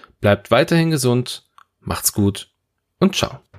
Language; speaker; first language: German; native; German